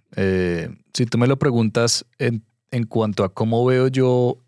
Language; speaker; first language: Spanish; native; Spanish